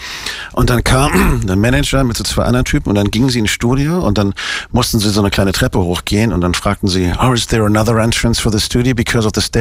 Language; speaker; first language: German; native; German